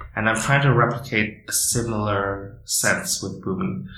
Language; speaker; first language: English; non-native, fluent; Indonesian